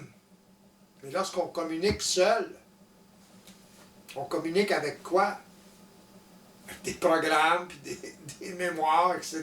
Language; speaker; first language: French; native; French